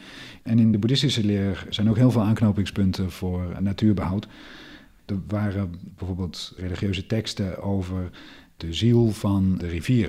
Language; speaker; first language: Dutch; native; Dutch